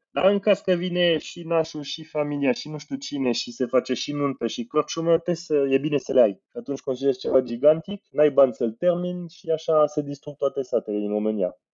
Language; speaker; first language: Romanian; non-native, fluent; French